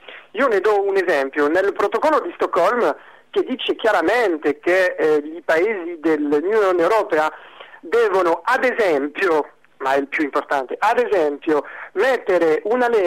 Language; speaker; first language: Italian; non-native, fluent; French